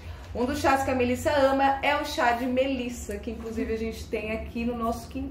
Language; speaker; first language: Portuguese; native; Portuguese